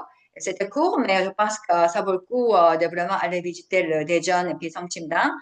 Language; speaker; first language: French; non-native, fluent; Korean